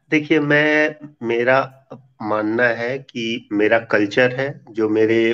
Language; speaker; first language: Hindi; native; Hindi